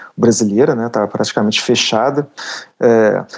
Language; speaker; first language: Portuguese; native; Portuguese